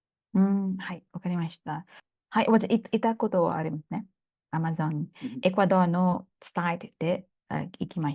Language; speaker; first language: Japanese; non-native, learner; Thai